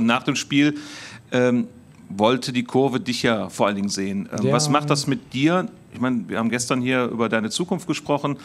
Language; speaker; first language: German; native; German